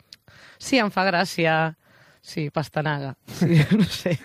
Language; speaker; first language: Catalan; non-native, learner; Spanish